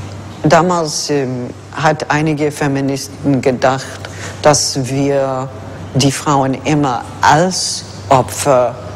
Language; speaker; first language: German; non-native, fluent; English